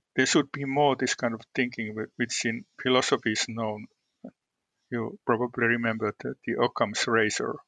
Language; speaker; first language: English; non-native, fluent; Finnish